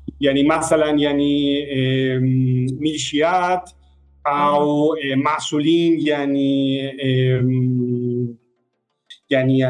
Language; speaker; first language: Arabic; non-native, fluent; Spanish